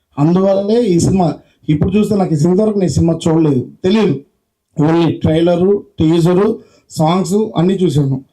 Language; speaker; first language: Telugu; native; Telugu